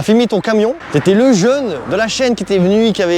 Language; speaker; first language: French; native; French